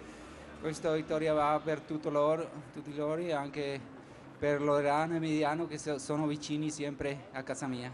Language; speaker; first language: Italian; non-native, fluent; Spanish